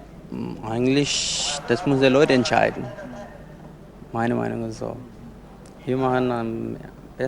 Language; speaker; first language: German; non-native, learner; Urdu